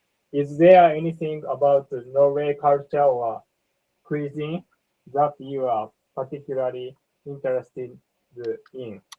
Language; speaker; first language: English; non-native, learner; Japanese